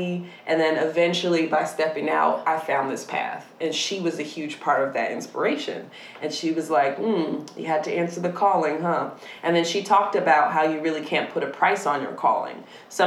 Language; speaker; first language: English; native; English